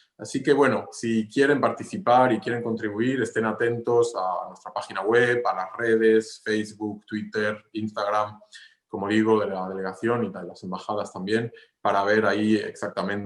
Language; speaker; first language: Spanish; non-native, fluent; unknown